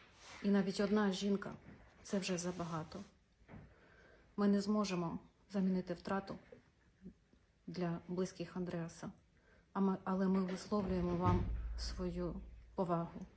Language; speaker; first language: Ukrainian; native; Ukrainian